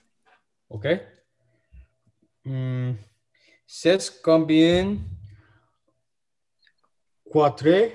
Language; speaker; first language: French; non-native, learner; English